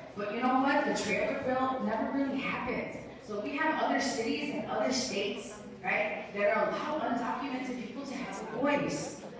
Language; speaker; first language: English; early bilingual, other home language; Spanish